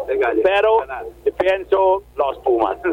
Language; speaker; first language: Spanish; non-native, learner; English